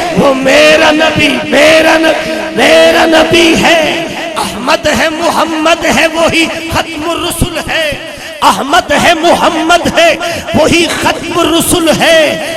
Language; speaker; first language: Urdu; non-native, local second language; Punjabi